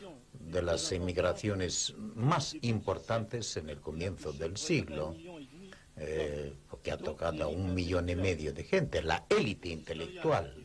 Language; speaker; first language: Spanish; non-native, fluent; Russian